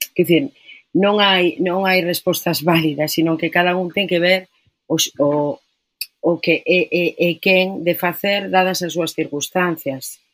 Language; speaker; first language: Galician; non-native, local second language; Spanish